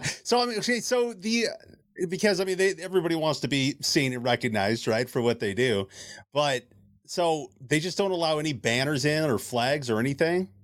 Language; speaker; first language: English; native; English